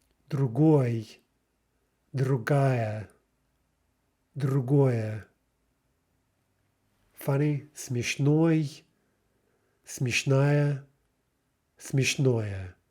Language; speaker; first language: Russian; non-native, fluent; English